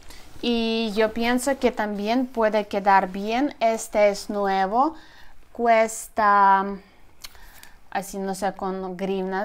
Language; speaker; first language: Spanish; non-native, learner; Ukrainian